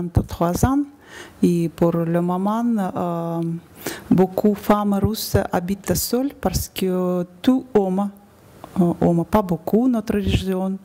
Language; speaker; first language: French; non-native, learner; Russian